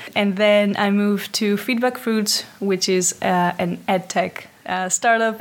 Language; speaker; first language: English; non-native, fluent; Greek